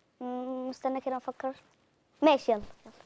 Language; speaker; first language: Arabic; native; Arabic